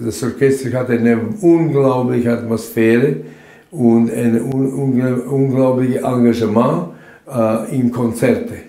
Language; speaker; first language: German; non-native, fluent; Latvian